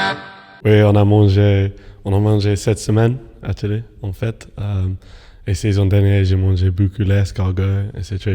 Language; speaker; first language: French; non-native, fluent; English